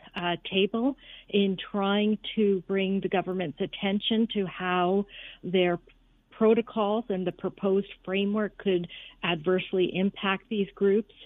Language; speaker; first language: English; native; English